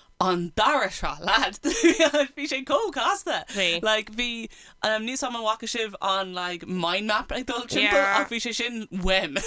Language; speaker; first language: Irish; non-native, local second language; English